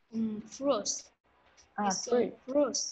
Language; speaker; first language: English; non-native, learner; Vietnamese